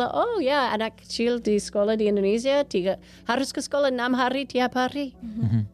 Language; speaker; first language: Indonesian; non-native, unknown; English